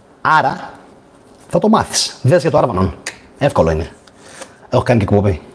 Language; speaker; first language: Greek; native; Greek